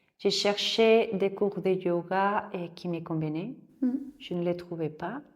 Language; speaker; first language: French; non-native, fluent; Spanish